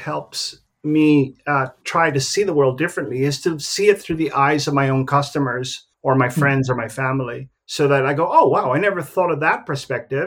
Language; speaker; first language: English; native; English